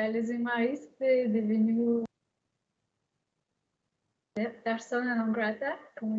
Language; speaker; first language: French; non-native, fluent; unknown